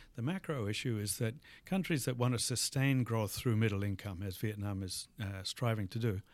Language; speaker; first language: English; native; English